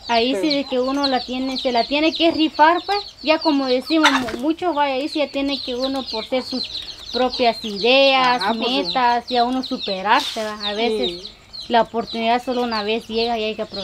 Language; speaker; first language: Spanish; native; Spanish